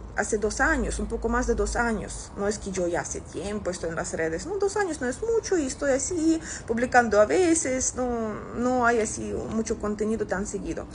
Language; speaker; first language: Spanish; non-native, fluent; Russian